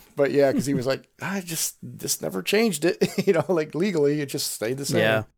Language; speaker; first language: English; native; English